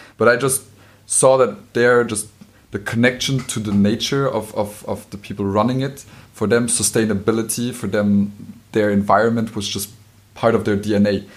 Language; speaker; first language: English; non-native, fluent; German